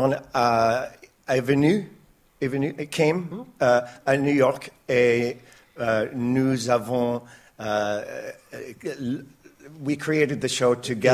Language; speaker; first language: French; non-native, learner; English